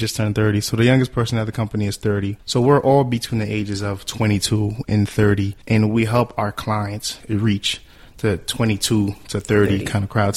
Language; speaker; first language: English; early bilingual, other home language; Haitian Creole